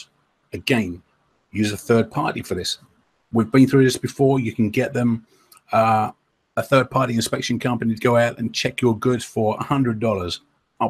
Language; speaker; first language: English; native; English